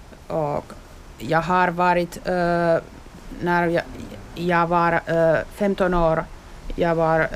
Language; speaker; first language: Swedish; non-native, local second language; Finnish